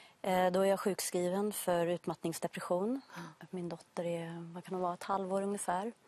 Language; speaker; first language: Swedish; native; Swedish